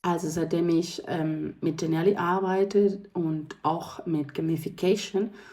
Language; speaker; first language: German; non-native, fluent; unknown